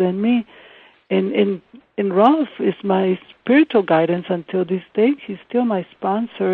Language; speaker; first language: English; non-native, fluent; Spanish